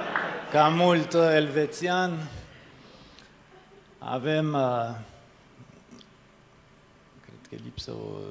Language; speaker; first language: Romanian; non-native, fluent; French